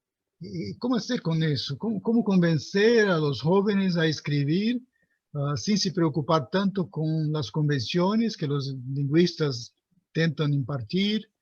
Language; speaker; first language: Spanish; non-native, fluent; Portuguese